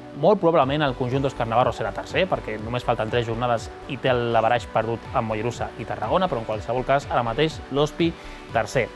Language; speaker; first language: Catalan; native; Catalan